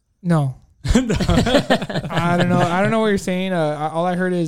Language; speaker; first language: English; early bilingual, other home language; Spanish